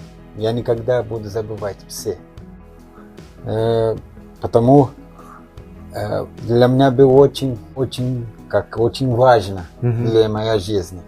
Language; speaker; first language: Russian; non-native, learner; Portuguese